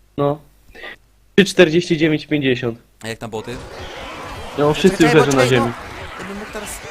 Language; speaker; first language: Polish; native; Polish